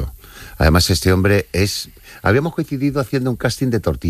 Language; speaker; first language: Spanish; native; Spanish